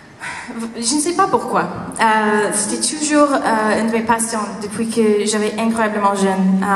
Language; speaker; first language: French; non-native, learner; English